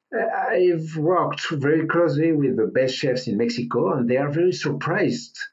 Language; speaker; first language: English; non-native, learner; French